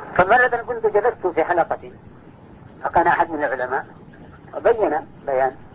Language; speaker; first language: Arabic; non-native, fluent; Urdu